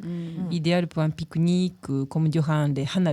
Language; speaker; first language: French; non-native, fluent; Japanese